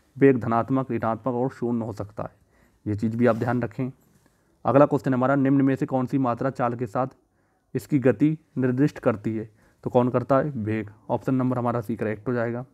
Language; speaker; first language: Hindi; native; Hindi